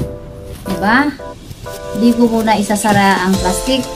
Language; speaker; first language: Filipino; non-native, local second language; Cebuano